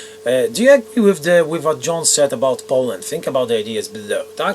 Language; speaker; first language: English; non-native, fluent; Polish